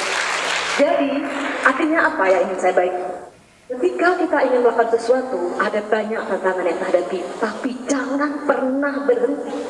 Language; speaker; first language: Indonesian; native; Indonesian